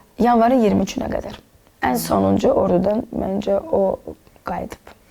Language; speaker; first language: Azerbaijani; non-native, local second language; Russian